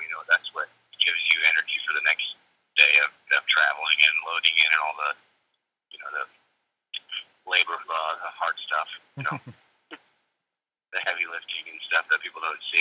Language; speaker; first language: English; native; English